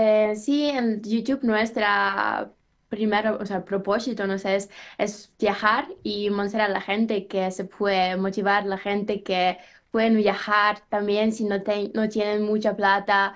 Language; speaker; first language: Spanish; non-native, learner; Ukrainian